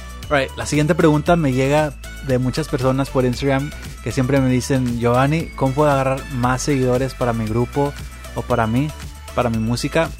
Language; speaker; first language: Spanish; early bilingual, heritage; Spanish